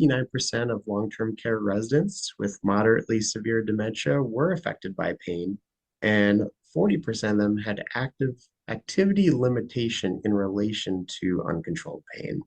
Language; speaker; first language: English; native; English